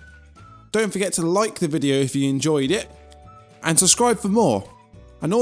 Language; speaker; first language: English; native; English